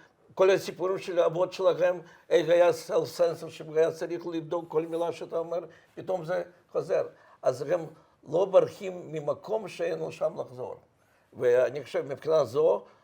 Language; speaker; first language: Hebrew; non-native, fluent; Russian